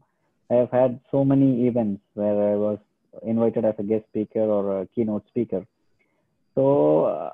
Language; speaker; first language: English; non-native, local second language; Tamil